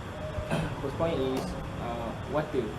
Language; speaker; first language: English; non-native, learner; Malay